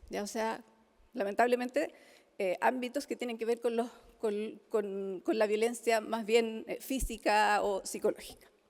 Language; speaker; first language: Spanish; native; Spanish